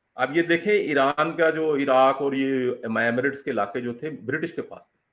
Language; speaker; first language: Urdu; non-native, local second language; Punjabi